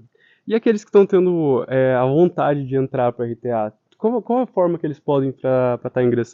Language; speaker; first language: Portuguese; native; Portuguese